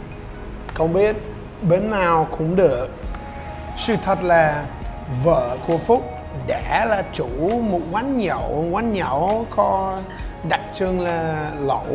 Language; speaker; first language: Vietnamese; non-native, learner; English